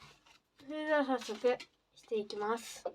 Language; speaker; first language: Japanese; native; Japanese